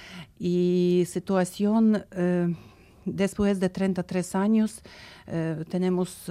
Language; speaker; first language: Spanish; non-native, learner; Ukrainian